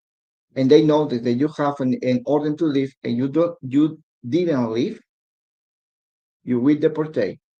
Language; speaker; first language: English; non-native, learner; Spanish